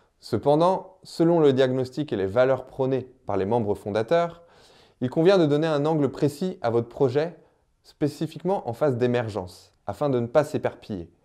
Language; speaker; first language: French; native; French